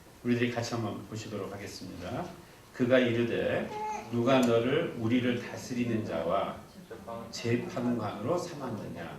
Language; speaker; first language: Korean; native; Korean